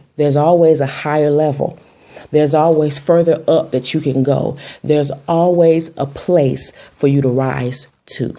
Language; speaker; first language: English; native; English